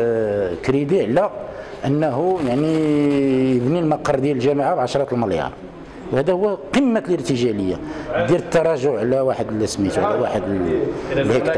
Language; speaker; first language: Arabic; native; Arabic